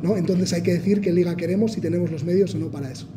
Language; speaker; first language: Spanish; non-native, local second language; Basque